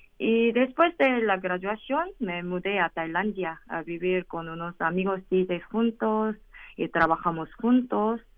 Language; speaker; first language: Spanish; non-native, learner; Korean